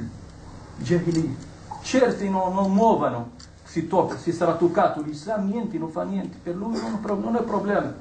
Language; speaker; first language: Italian; non-native, fluent; Arabic